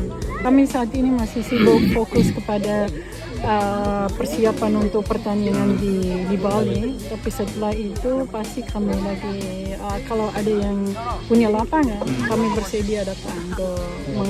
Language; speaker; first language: Indonesian; non-native, fluent; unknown